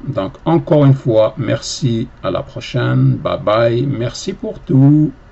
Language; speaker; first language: French; native; French